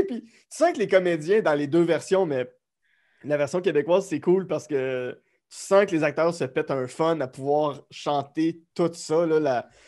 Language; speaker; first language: French; native; French